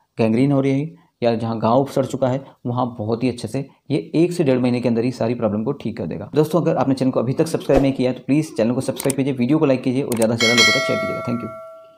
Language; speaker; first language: Hindi; native; Hindi